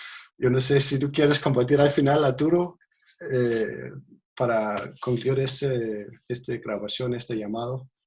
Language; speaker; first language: Spanish; non-native, fluent; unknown